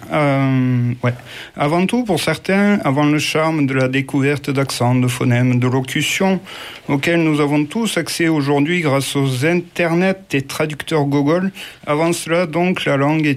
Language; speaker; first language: French; native; French